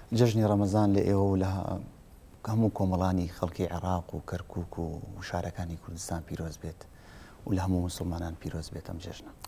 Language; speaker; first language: Central Kurdish; native; Central Kurdish